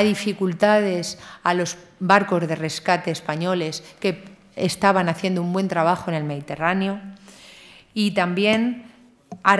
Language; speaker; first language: Spanish; native; Spanish